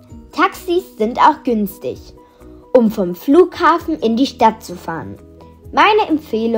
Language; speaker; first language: German; non-native, fluent; Macedonian